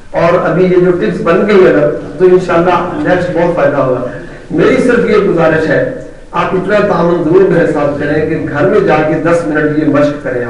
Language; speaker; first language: Urdu; non-native, local second language; Punjabi